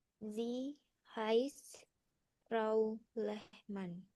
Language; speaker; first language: German; non-native, learner; Indonesian